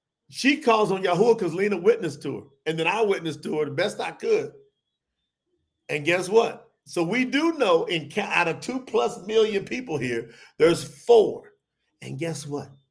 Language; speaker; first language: English; native; English